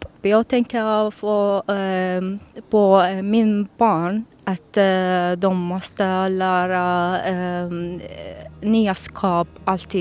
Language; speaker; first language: Swedish; non-native, learner; Arabic